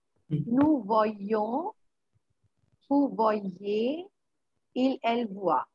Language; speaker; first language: French; non-native, fluent; Marathi